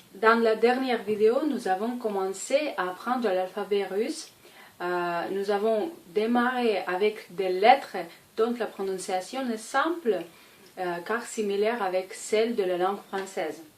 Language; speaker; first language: French; non-native, fluent; Russian